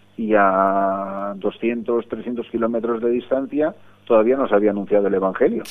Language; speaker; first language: Spanish; early bilingual, other home language; English